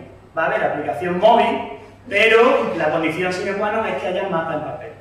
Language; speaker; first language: Spanish; native; Spanish